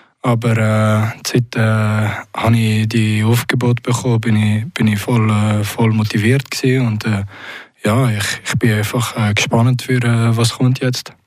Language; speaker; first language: German; non-native, local second language; French